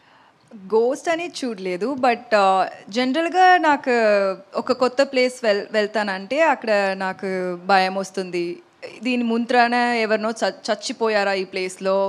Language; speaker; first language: Telugu; non-native, learner; Tamil